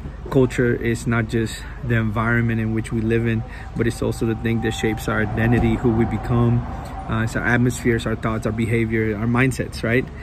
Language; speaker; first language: English; early bilingual, other home language; Spanish